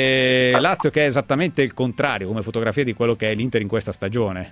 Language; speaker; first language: Italian; native; Italian